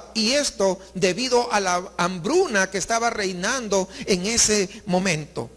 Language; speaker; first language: Spanish; native; Spanish